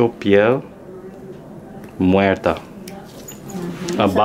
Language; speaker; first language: Spanish; non-native, learner; English